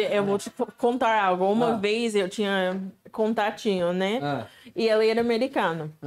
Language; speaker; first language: Portuguese; non-native, fluent; English